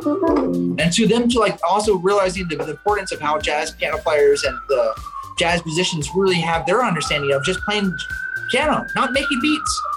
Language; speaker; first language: English; native; English